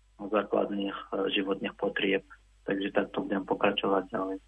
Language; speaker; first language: Slovak; non-native, fluent; Arabic